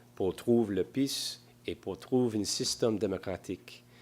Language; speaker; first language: French; non-native, local second language; English